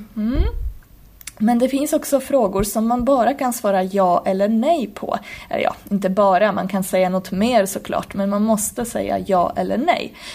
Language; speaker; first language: Swedish; native; Swedish